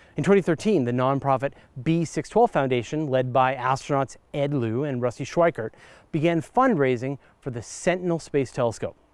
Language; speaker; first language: English; native; English